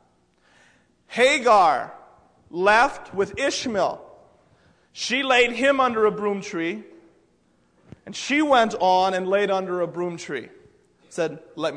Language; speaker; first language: English; native; English